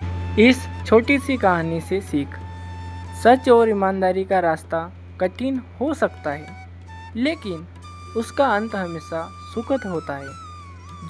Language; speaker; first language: Hindi; native; Hindi